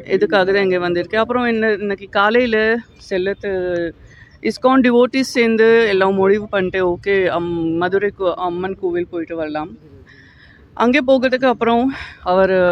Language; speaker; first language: Tamil; non-native, fluent; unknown